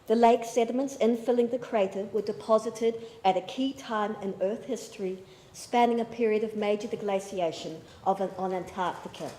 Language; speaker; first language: English; native; English